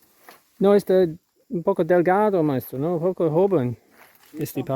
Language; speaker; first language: Spanish; non-native, learner; English